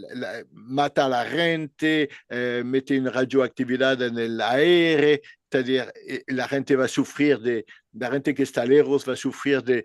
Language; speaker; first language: Spanish; non-native, learner; French